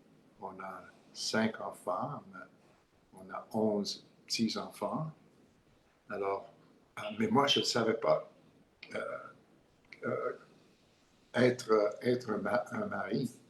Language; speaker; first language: French; non-native, learner; English